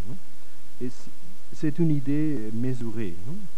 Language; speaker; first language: French; non-native, fluent; Catalan